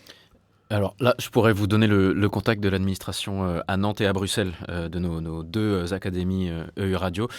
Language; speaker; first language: French; native; French